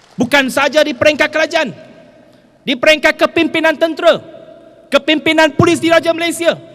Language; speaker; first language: Malay; non-native, local second language; Chinese